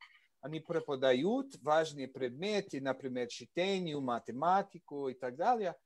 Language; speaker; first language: Russian; non-native, learner; English